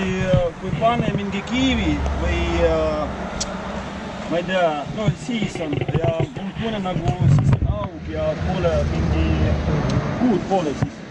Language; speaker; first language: Estonian; non-native, learner; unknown